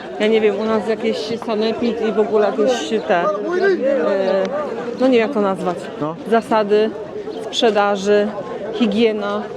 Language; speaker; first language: Polish; native; Polish